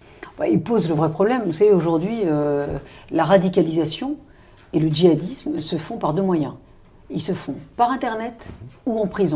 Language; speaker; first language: French; native; French